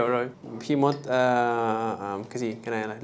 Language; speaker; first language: Vietnamese; non-native, learner; English